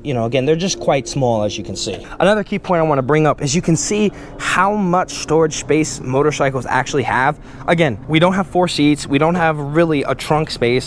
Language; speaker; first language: English; native; English